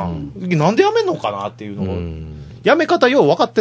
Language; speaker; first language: Japanese; native; Japanese